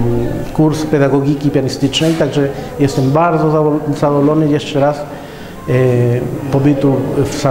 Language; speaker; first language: Polish; non-native, fluent; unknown